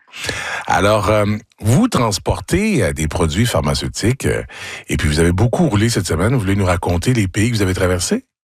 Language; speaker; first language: French; native; French